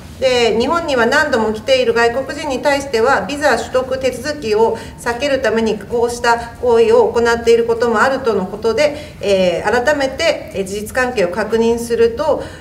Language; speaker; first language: Japanese; native; Japanese